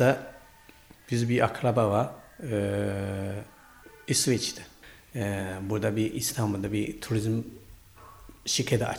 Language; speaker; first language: Turkish; non-native, learner; Chinese